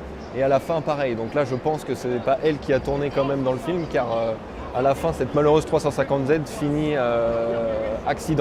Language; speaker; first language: French; native; French